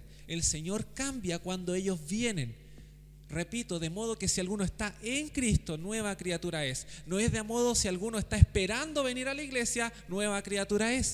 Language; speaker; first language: Spanish; native; Spanish